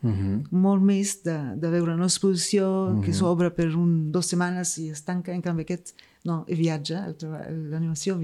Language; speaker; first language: Catalan; non-native, fluent; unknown